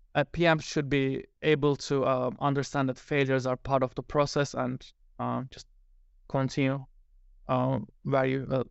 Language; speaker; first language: English; non-native, fluent; Turkish